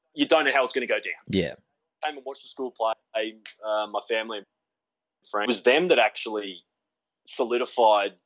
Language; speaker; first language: English; native; English